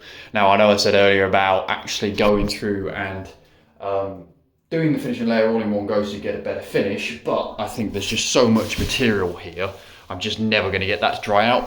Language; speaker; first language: English; native; English